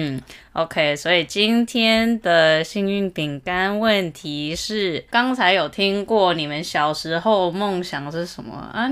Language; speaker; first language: Chinese; early bilingual, heritage; Chinese